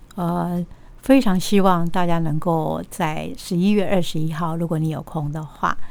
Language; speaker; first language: Chinese; native; Chinese